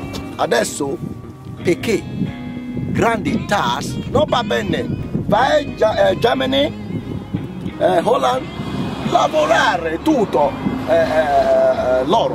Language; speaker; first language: Italian; non-native, learner; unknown